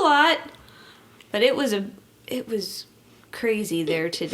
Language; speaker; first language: English; native; English